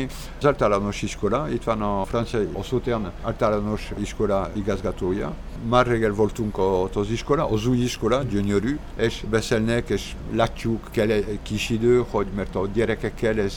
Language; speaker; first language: Hungarian; non-native, learner; French